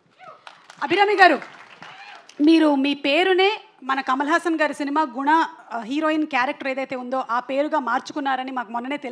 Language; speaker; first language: Telugu; native; Telugu